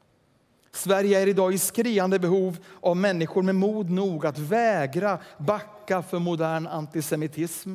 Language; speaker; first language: Swedish; native; Swedish